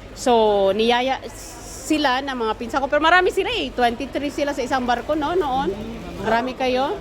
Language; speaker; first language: Filipino; non-native, local second language; Waray